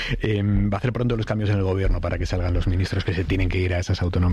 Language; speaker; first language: Spanish; native; Spanish